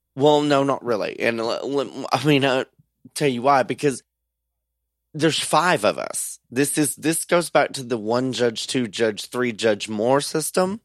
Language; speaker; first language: English; native; English